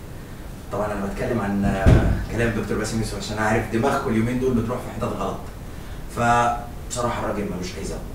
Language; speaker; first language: Arabic; native; Arabic